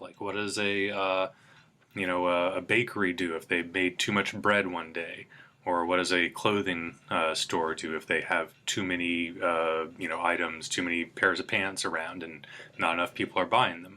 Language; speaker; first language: English; native; English